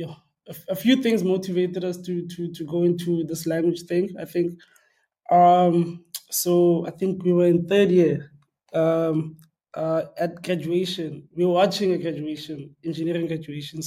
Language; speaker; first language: English; non-native, local second language; Xhosa